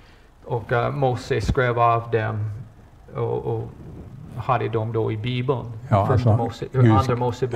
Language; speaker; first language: Swedish; non-native, fluent; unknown